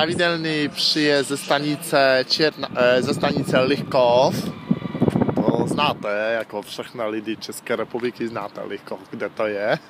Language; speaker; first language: Czech; non-native, learner; Polish